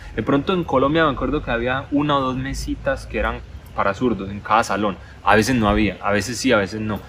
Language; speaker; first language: Spanish; native; Spanish